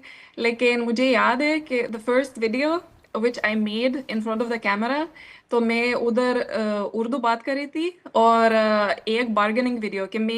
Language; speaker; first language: Hindi; non-native, learner; Lithuanian